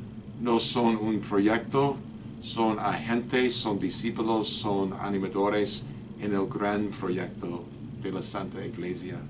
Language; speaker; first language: Spanish; non-native, fluent; English